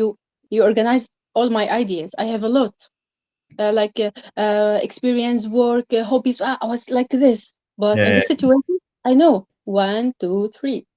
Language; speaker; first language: English; non-native, learner; Arabic